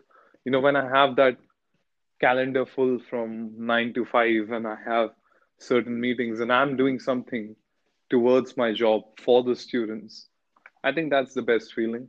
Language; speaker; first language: English; non-native, local second language; Hindi